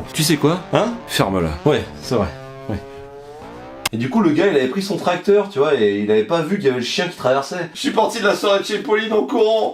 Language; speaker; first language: French; native; French